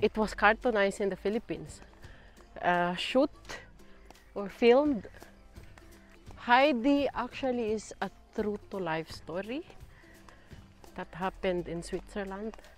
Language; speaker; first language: English; non-native, local second language; Filipino